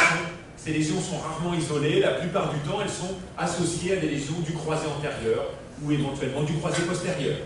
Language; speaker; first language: French; native; French